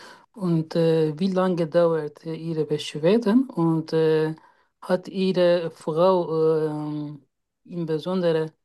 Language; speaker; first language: German; non-native, learner; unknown